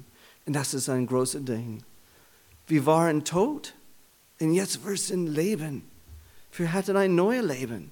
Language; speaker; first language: German; non-native, learner; English